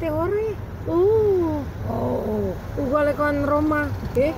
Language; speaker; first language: Italian; non-native, learner; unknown